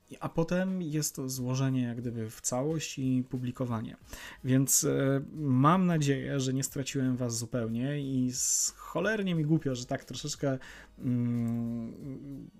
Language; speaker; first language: Polish; native; Polish